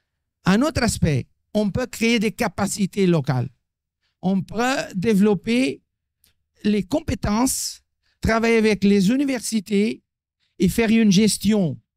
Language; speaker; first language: French; non-native, fluent; Portuguese